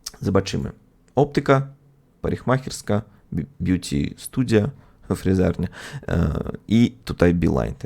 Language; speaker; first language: Polish; non-native, fluent; Russian